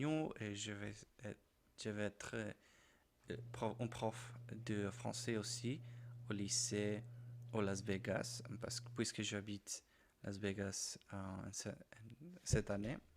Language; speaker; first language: French; non-native, learner; Spanish